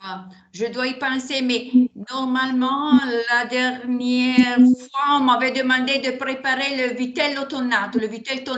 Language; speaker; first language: French; non-native, fluent; Italian